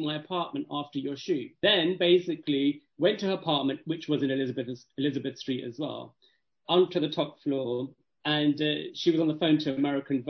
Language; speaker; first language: English; native; English